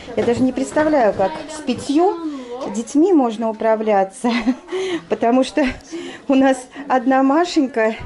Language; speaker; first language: Russian; native; Russian